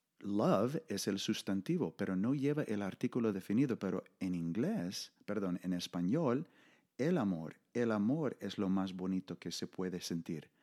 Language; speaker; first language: Spanish; non-native, fluent; English